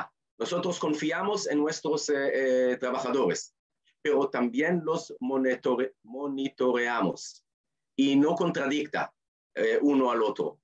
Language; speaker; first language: Spanish; non-native, fluent; Hebrew